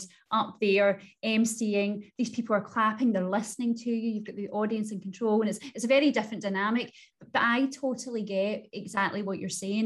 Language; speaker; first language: English; native; English